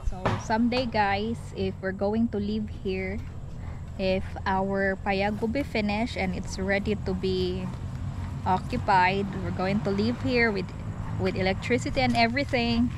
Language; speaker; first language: English; non-native, local second language; Cebuano